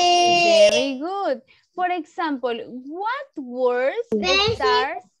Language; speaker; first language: English; non-native, learner; Spanish